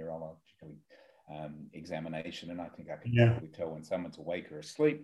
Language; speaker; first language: English; native; English